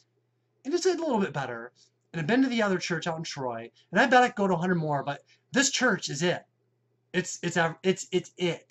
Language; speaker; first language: English; native; English